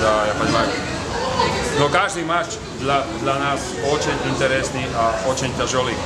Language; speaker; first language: Russian; non-native, learner; Slovak